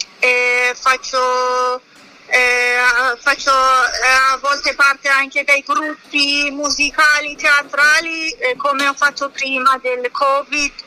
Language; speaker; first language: Italian; non-native, fluent; Persian